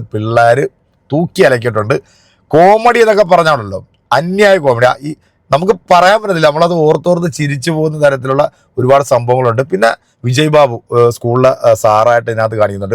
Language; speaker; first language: Malayalam; native; Malayalam